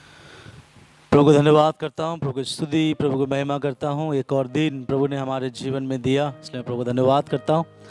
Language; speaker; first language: Hindi; non-native, local second language; Bangla